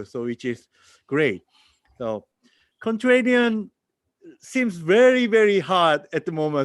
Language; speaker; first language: English; non-native, learner; Korean